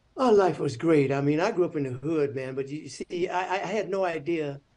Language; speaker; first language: English; native; English